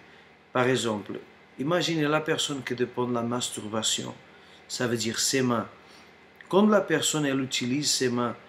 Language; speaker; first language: French; non-native, fluent; Portuguese